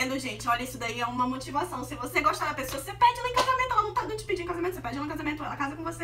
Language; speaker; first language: Portuguese; native; Portuguese